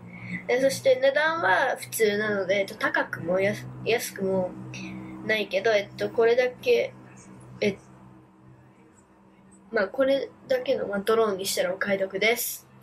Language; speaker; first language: Japanese; early bilingual, heritage; Japanese